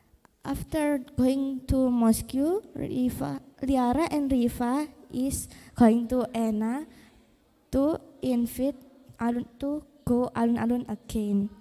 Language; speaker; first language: English; non-native, learner; Indonesian